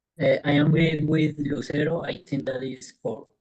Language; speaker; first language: English; non-native, learner; Spanish